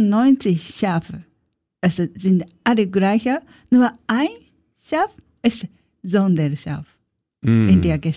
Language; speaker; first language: German; non-native, learner; Japanese